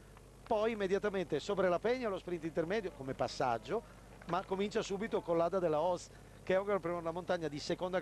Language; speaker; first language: Italian; native; Italian